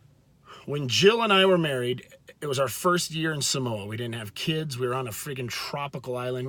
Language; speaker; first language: English; native; English